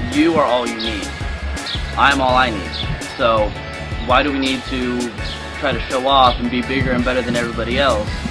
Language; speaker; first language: English; native; English